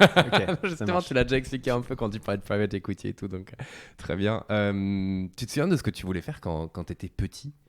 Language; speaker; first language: French; native; French